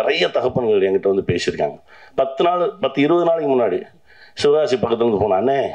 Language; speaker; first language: Tamil; native; Tamil